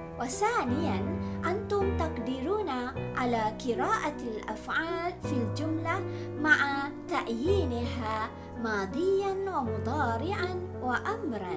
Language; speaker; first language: Arabic; non-native, fluent; Malay